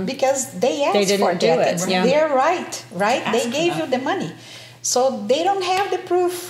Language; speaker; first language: English; non-native, fluent; Portuguese